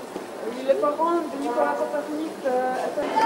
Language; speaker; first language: French; non-native, learner; Polish